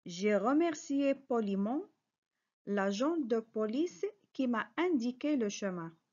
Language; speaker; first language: French; non-native, local second language; Arabic